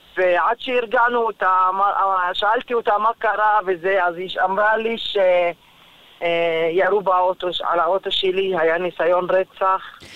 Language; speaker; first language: Hebrew; non-native, local second language; Arabic